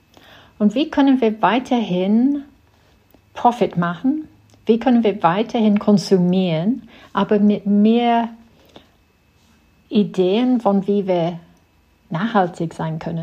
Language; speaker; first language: German; non-native, fluent; English